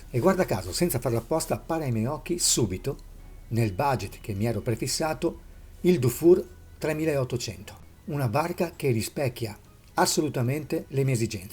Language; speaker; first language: Italian; native; Italian